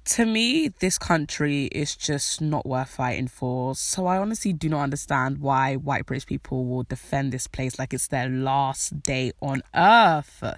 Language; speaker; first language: English; native; English